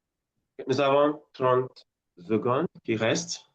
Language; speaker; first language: French; non-native, fluent; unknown